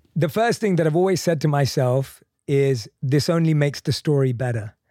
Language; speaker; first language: English; native; English